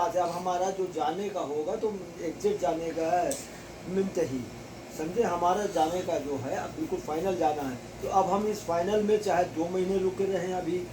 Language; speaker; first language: Hindi; native; Hindi